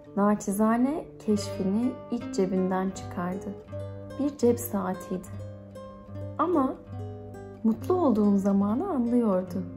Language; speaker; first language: Turkish; native; Turkish